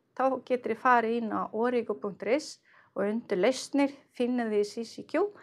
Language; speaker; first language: Icelandic; non-native, fluent; Swedish